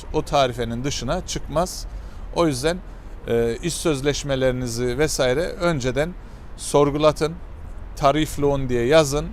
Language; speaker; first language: Turkish; native; Turkish